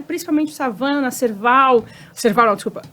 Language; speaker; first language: Portuguese; native; Portuguese